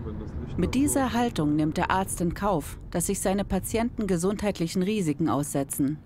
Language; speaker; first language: German; native; German